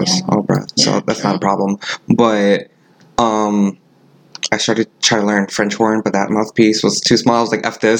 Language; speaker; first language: English; native; English